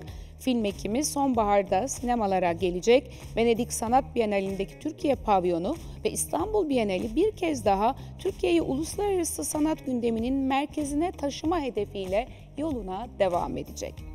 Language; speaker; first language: Turkish; native; Turkish